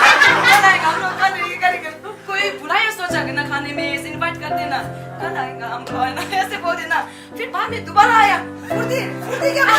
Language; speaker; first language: Hindi; non-native, local second language; Tibetan